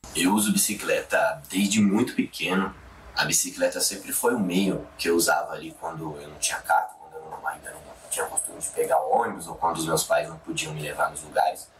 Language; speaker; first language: Portuguese; native; Portuguese